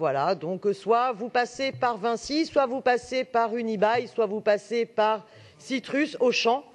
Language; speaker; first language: French; native; French